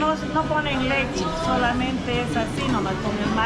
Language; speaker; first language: Spanish; native; Spanish